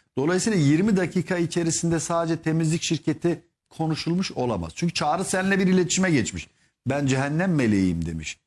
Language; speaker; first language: Turkish; native; Turkish